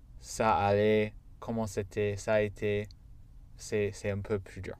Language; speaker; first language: French; non-native, fluent; English